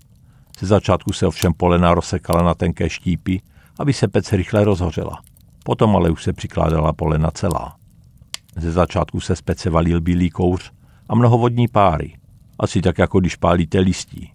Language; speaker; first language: Czech; native; Czech